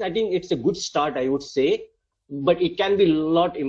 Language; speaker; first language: English; non-native, local second language; Tamil